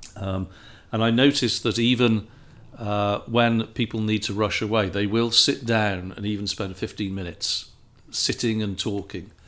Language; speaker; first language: English; native; English